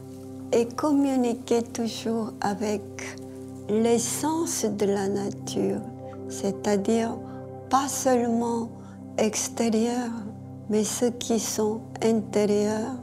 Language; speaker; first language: French; non-native, fluent; Korean